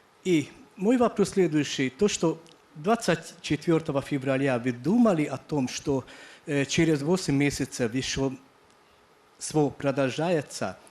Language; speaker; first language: Russian; non-native, fluent; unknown